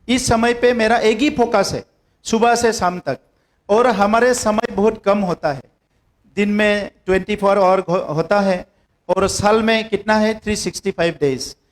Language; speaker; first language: Hindi; non-native, local second language; Assamese